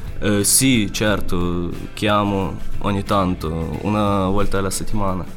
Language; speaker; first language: Italian; non-native, learner; Ukrainian